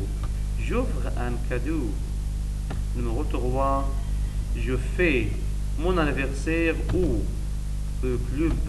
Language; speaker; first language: French; non-native, learner; Arabic